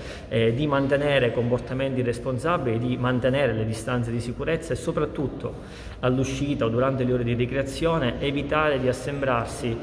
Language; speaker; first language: Italian; native; Italian